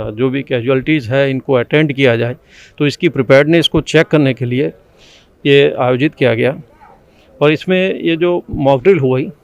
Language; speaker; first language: Hindi; non-native, local second language; Gujarati